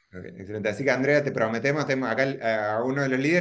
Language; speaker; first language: Spanish; native; Spanish